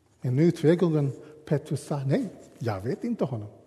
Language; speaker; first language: Swedish; non-native, learner; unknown